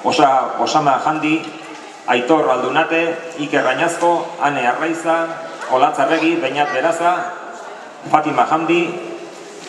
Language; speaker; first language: Basque; native; Basque